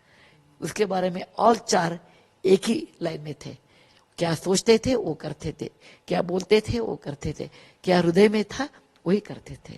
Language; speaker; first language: Hindi; non-native, local second language; Kannada